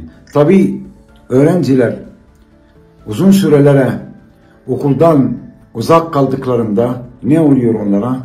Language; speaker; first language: Turkish; non-native, fluent; Arabic